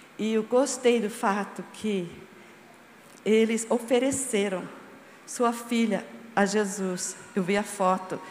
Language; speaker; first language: Portuguese; non-native, fluent; English